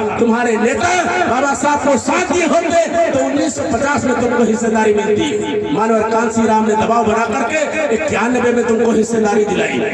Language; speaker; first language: Hindi; native; Hindi